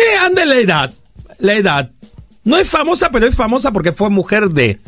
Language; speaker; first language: Spanish; native; Spanish